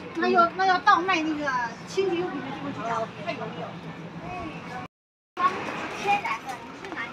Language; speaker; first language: Chinese; native; Chinese